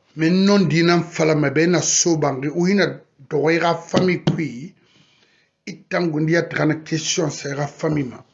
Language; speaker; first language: French; non-native, local second language; Susu